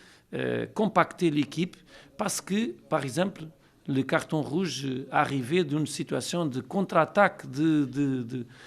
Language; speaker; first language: French; non-native, learner; Portuguese